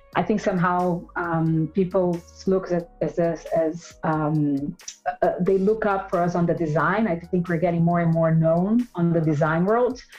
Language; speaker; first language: English; non-native, fluent; Portuguese